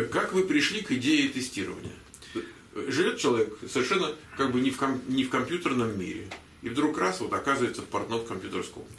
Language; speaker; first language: Russian; native; Russian